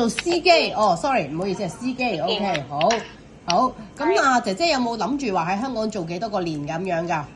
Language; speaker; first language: Cantonese; native; Cantonese